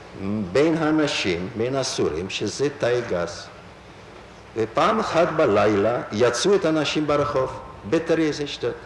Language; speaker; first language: Hebrew; non-native, fluent; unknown